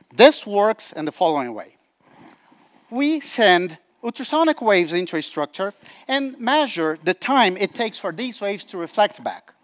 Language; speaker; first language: English; non-native, fluent; Portuguese